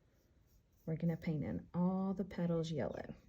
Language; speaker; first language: English; native; English